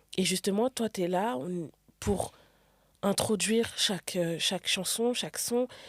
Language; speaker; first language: French; native; French